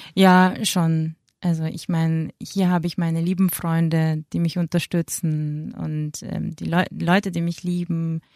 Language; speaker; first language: German; early bilingual, other home language; Filipino